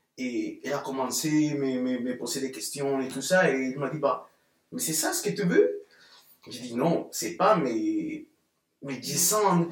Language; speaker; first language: French; non-native, fluent; Spanish